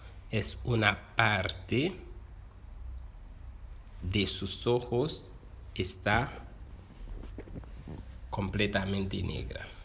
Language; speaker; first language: Spanish; non-native, fluent; Haitian Creole